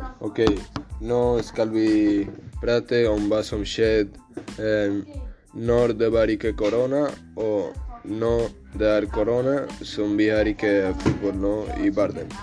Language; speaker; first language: Norwegian; non-native, learner; Spanish